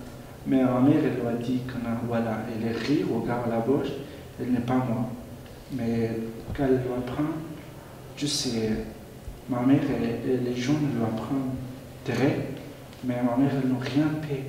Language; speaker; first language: French; non-native, learner; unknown